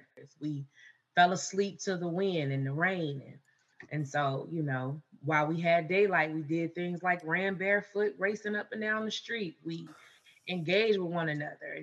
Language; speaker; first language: English; native; English